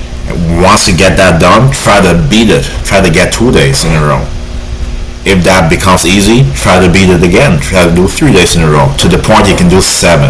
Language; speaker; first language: English; native; English